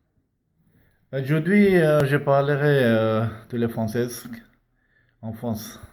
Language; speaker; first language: French; non-native, learner; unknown